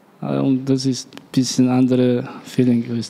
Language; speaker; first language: German; non-native, learner; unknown